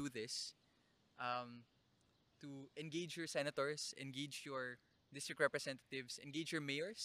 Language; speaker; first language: English; non-native, local second language; Bikol